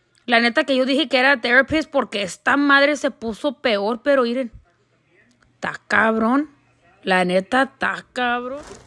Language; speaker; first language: Spanish; early bilingual, heritage; Spanish